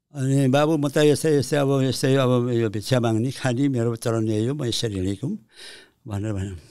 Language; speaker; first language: Nepali; early bilingual, heritage; Nepali